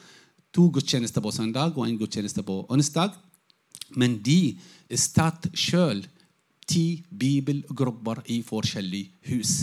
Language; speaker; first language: Norwegian; non-native, fluent; Arabic